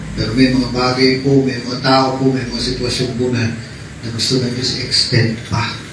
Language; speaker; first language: Filipino; native; Filipino